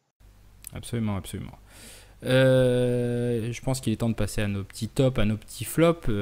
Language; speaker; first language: French; native; French